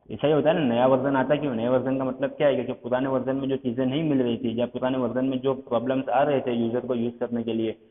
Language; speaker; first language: Hindi; non-native, local second language; Gujarati